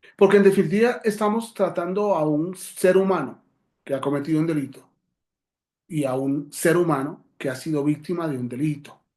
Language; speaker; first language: Spanish; native; Spanish